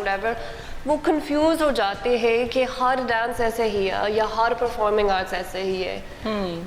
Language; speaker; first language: Hindi; non-native, learner; English